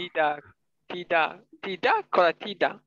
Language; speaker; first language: Indonesian; non-native, learner; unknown